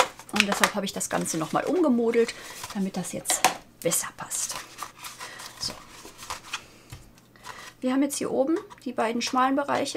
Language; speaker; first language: German; native; German